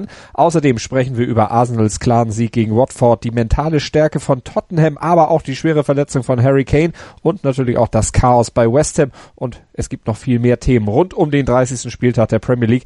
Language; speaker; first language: German; native; German